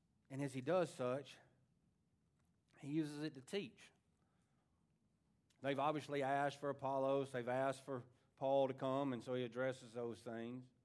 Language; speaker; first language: English; native; English